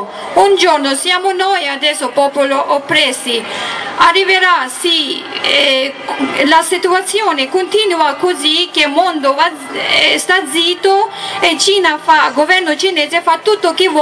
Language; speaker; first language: Italian; non-native, learner; Tibetan